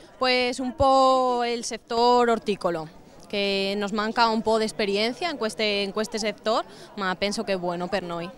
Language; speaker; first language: Italian; non-native, learner; Spanish